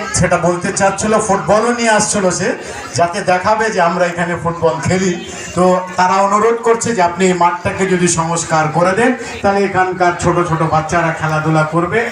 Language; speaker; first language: Bangla; non-native, local second language; Urdu